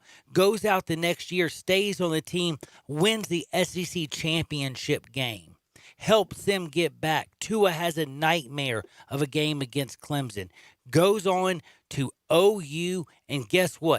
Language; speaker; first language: English; native; English